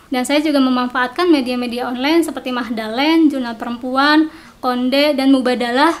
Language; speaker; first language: Indonesian; non-native, local second language; Sundanese